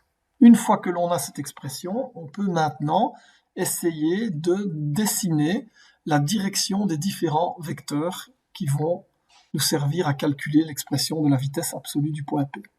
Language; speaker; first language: French; native; French